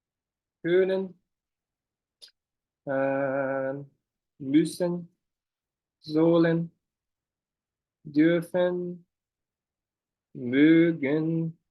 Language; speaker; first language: German; non-native, fluent; Portuguese